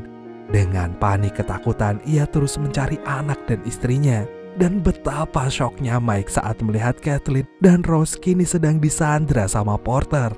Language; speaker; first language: Indonesian; native; Indonesian